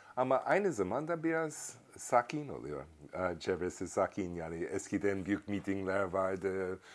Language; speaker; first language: Turkish; non-native, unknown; English